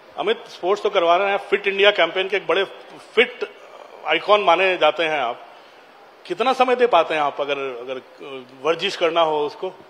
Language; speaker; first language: Hindi; native; Hindi